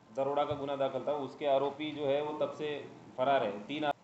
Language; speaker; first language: Hindi; non-native, local second language; Marathi